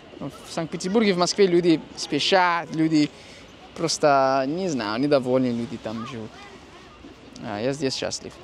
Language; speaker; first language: Russian; non-native, fluent; English